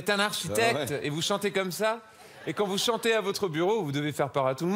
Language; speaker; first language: French; native; French